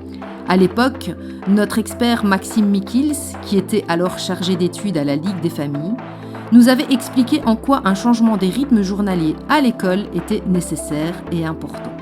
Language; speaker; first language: French; native; French